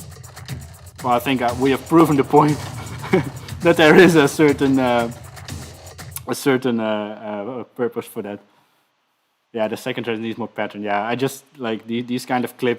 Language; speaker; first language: English; non-native, fluent; Dutch